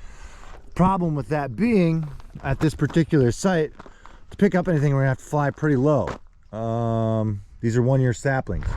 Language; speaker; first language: English; native; English